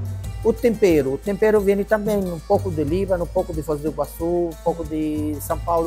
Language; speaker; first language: Portuguese; non-native, learner; Arabic